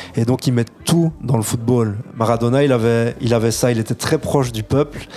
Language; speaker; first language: French; early bilingual, other home language; Italian